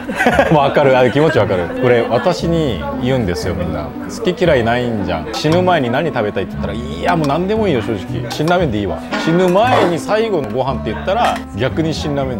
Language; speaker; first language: Japanese; non-native, fluent; Korean